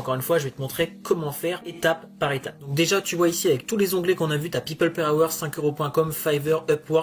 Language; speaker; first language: French; native; French